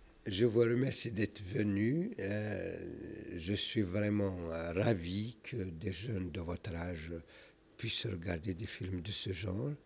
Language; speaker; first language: French; non-native, local second language; Kabyle